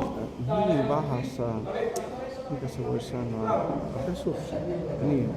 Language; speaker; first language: Finnish; non-native, fluent; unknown